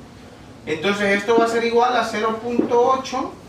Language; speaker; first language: Spanish; native; Spanish